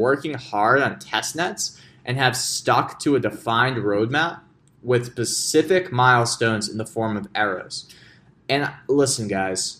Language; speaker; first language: English; native; English